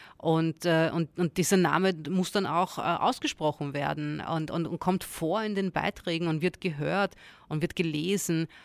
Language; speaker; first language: German; early bilingual, other home language; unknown